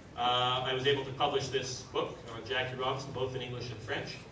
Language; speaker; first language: English; native; English